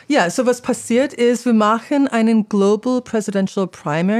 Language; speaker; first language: German; non-native, fluent; English